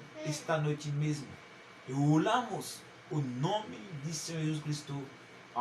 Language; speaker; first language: Portuguese; non-native, learner; Haitian Creole